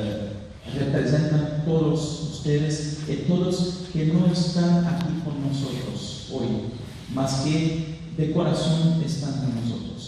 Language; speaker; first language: Spanish; non-native, fluent; Portuguese